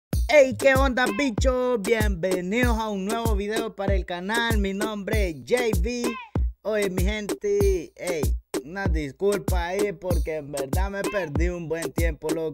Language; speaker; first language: Spanish; native; Spanish